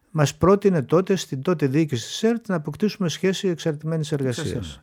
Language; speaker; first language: Greek; native; Greek